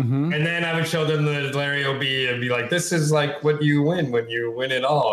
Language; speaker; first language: English; native; English